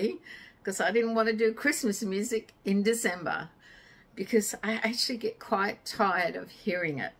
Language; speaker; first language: English; native; English